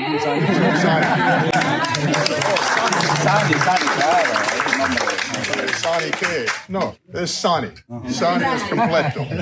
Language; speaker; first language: Spanish; non-native, learner; English